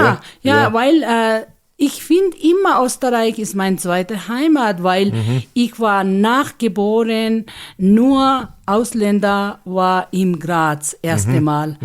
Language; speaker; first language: German; non-native, learner; Ladakhi